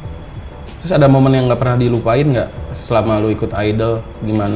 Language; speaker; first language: Indonesian; native; Indonesian